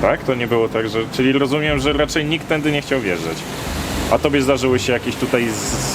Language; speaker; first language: Polish; native; Polish